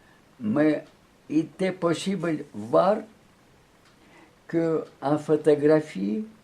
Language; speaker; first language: French; non-native, learner; Russian